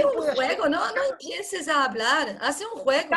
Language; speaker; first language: Spanish; non-native, fluent; Portuguese